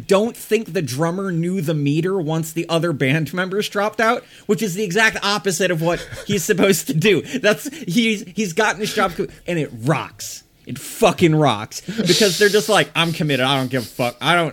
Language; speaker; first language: English; native; English